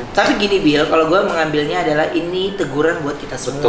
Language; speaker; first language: Indonesian; native; Indonesian